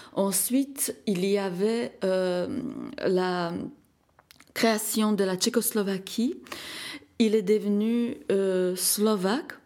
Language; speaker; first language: French; non-native, fluent; Slovak